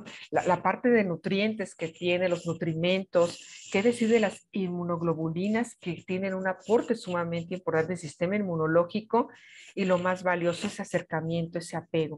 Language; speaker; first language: Spanish; native; Spanish